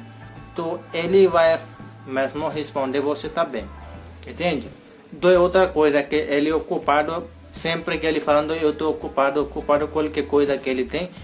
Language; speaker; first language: Portuguese; non-native, learner; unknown